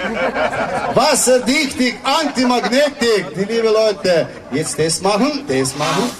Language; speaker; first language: German; non-native, learner; Slovenian